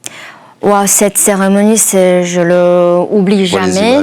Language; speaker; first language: French; non-native, fluent; Chinese